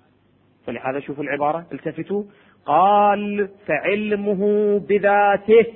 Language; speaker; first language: Arabic; native; Arabic